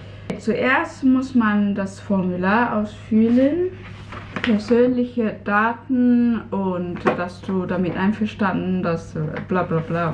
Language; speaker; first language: German; non-native, fluent; Cantonese